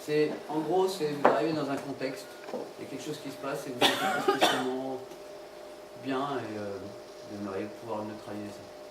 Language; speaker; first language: French; native; French